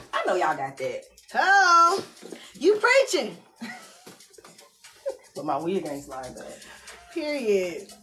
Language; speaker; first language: English; native; English